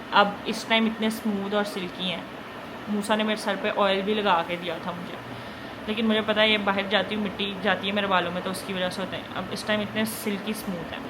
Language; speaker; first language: Urdu; native; Urdu